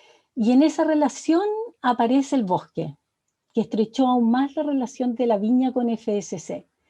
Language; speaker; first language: Spanish; native; Spanish